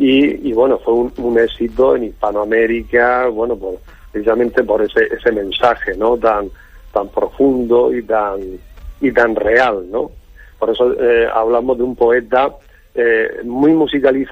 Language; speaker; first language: Spanish; native; Spanish